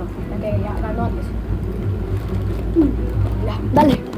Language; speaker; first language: Spanish; native; Spanish